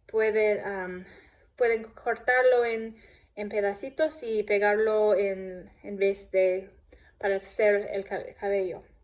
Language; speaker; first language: Spanish; non-native, learner; English